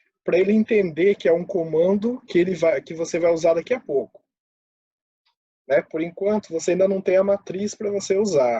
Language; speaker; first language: Portuguese; native; Portuguese